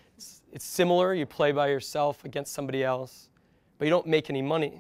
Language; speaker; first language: English; native; English